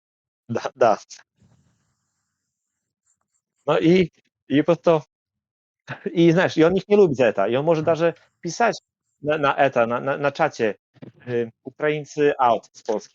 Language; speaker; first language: Russian; non-native, learner; Polish